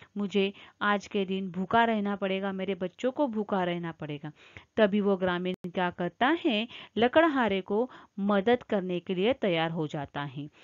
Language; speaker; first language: Hindi; non-native, local second language; Marathi